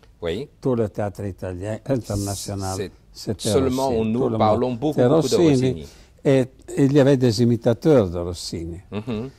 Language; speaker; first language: French; non-native, fluent; Italian